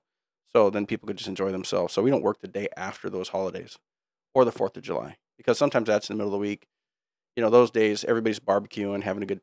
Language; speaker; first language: English; native; English